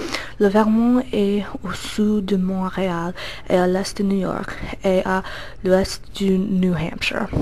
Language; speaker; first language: French; non-native, learner; English